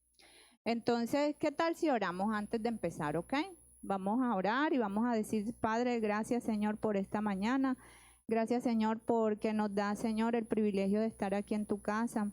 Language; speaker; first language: Spanish; native; Spanish